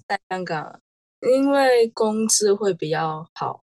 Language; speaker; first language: Chinese; non-native, local second language; Cantonese